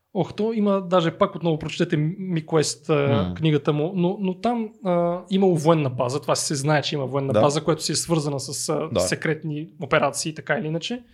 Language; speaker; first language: Bulgarian; native; Bulgarian